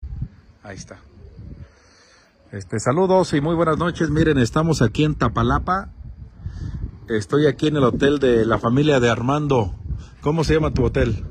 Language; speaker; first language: Spanish; native; Spanish